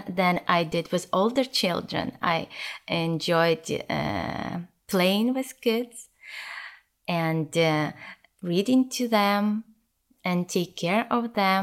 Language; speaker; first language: English; non-native, learner; Ukrainian